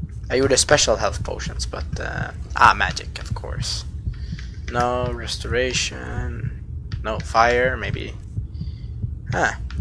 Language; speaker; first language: English; non-native, fluent; Swedish